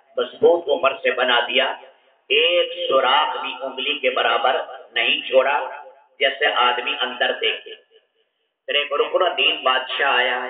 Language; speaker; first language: Urdu; native; Urdu